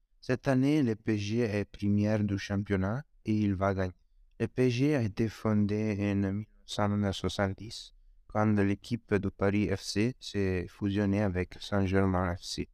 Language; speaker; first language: French; non-native, learner; Italian